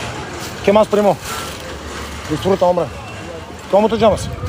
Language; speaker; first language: Spanish; non-native, learner; Bulgarian